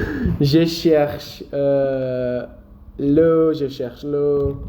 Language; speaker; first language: French; non-native, learner; Portuguese